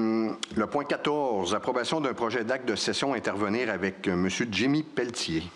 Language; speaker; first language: French; native; French